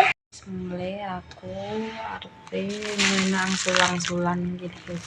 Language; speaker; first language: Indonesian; non-native, local second language; Javanese